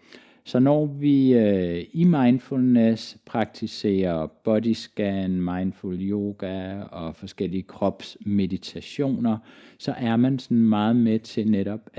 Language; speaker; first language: Danish; native; Danish